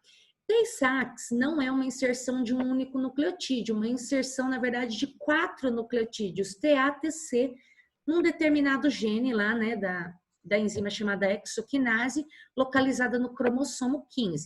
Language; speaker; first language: Portuguese; native; Portuguese